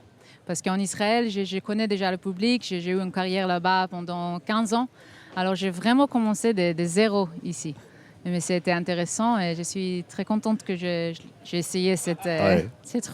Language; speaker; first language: French; non-native, fluent; Hebrew